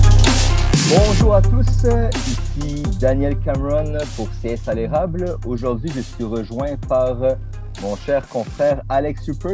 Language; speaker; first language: French; native; French